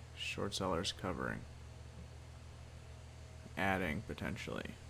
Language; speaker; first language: English; native; English